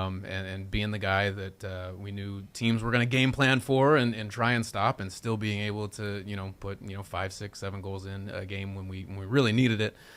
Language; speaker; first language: English; native; English